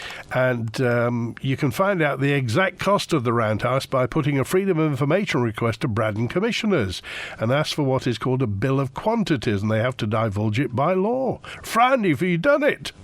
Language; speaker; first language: English; native; English